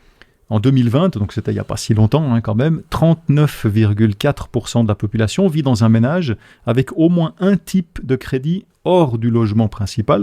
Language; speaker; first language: French; native; French